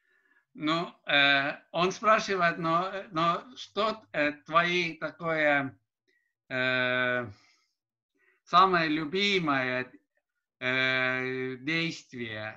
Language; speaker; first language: Russian; non-native, learner; Estonian